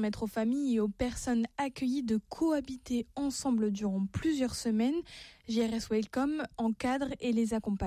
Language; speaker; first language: French; native; French